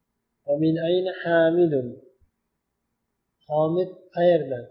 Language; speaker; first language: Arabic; non-native, fluent; Uzbek